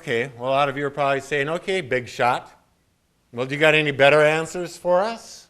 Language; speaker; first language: English; native; English